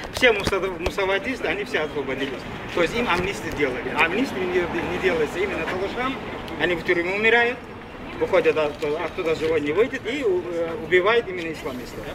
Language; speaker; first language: Russian; non-native, local second language; Talysh